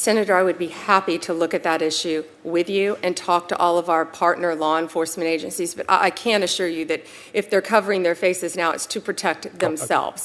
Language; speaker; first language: English; native; English